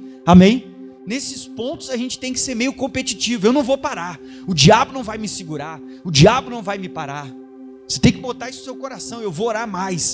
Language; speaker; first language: Portuguese; native; Portuguese